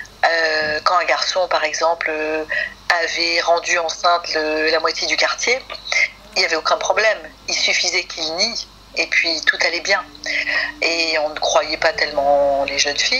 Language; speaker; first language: French; native; French